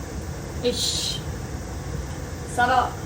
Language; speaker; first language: Japanese; non-native, learner; English